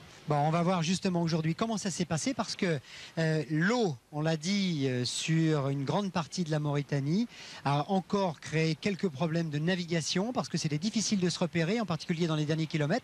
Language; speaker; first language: French; native; French